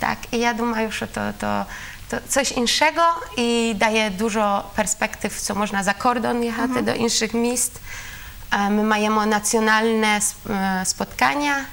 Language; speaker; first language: Ukrainian; non-native, learner; Polish